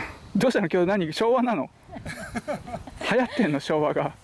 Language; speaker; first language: Japanese; native; Japanese